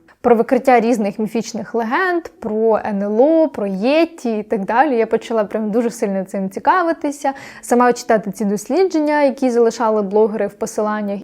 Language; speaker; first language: Ukrainian; non-native, local second language; Russian